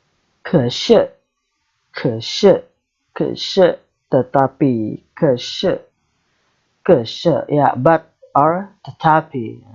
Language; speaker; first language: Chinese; non-native, learner; Indonesian